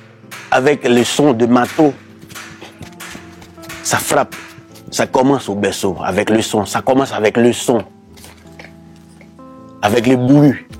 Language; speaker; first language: French; non-native, local second language; Haitian Creole